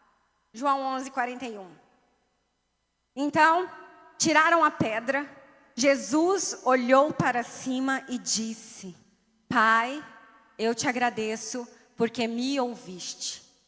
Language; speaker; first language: Portuguese; native; Portuguese